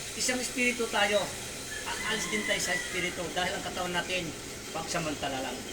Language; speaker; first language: Filipino; non-native, local second language; Cebuano